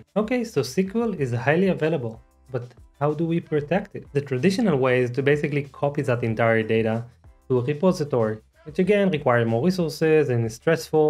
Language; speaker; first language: English; non-native, fluent; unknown